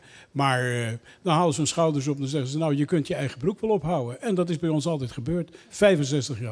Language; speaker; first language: Dutch; native; Dutch